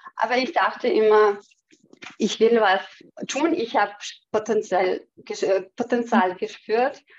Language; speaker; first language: German; non-native, fluent; Chechen